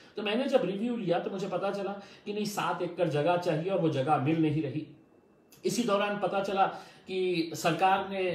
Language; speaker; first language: Hindi; non-native, local second language; Urdu